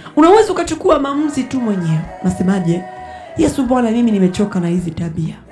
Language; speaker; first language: Swahili; non-native, local second language; Rundi